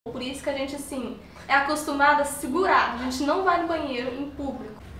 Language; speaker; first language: Portuguese; early bilingual, heritage; Portuguese